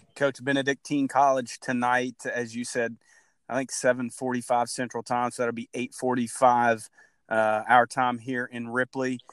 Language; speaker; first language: English; native; English